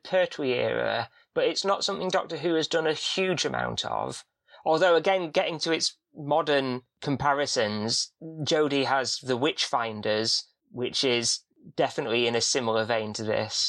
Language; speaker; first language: English; native; English